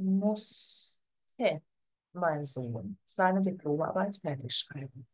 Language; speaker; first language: German; non-native, fluent; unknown